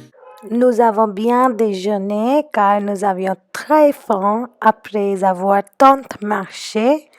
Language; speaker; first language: French; non-native, fluent; Hindi